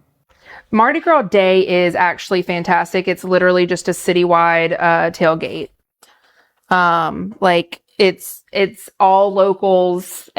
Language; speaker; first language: English; native; English